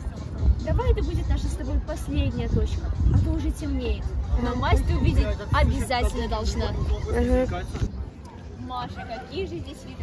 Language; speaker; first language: Russian; native; Russian